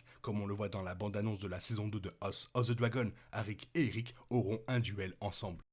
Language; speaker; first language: French; native; French